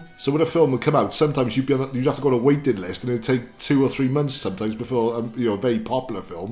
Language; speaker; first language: English; native; English